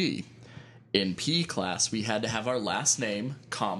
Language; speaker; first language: English; native; English